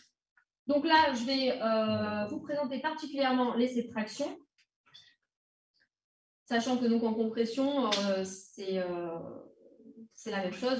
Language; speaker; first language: French; native; French